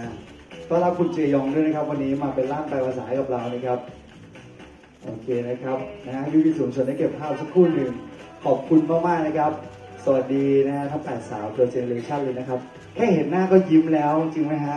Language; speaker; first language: Thai; native; Thai